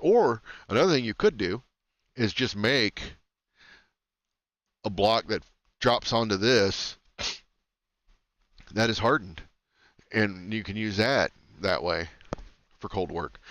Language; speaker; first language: English; native; English